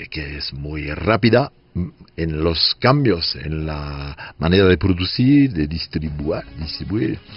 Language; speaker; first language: Spanish; non-native, fluent; French